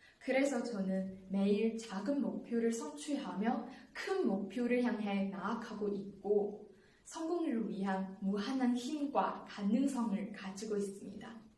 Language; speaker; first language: Korean; non-native, fluent; Chinese